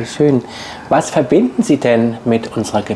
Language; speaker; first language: German; native; German